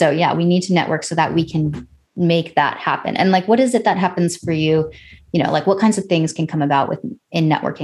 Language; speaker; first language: English; native; English